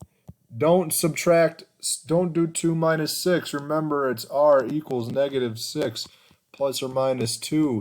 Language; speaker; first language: English; native; English